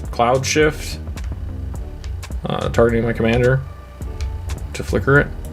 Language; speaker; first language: English; native; English